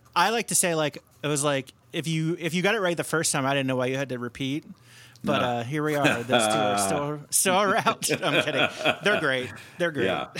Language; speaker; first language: English; native; English